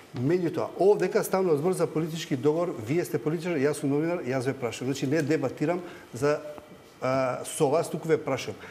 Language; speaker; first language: Macedonian; native; Macedonian